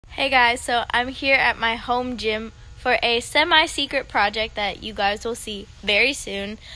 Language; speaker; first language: English; native; English